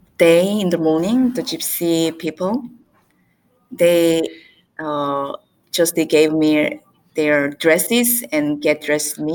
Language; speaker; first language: English; non-native, learner; Korean